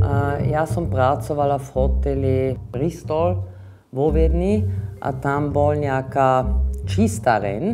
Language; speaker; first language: Slovak; non-native, fluent; German